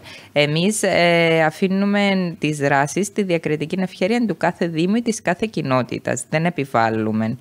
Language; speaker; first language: Greek; native; Greek